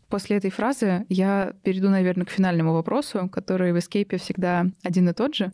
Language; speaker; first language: Russian; native; Russian